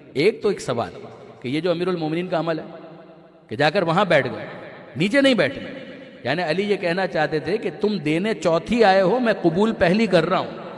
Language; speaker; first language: Urdu; non-native, local second language; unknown